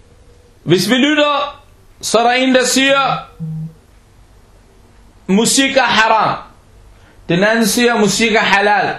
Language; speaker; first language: Danish; early bilingual, other home language; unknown